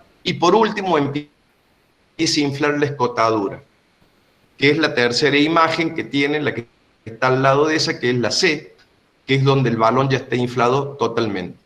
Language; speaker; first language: Spanish; native; Spanish